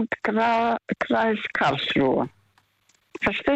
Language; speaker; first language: German; non-native, fluent; Russian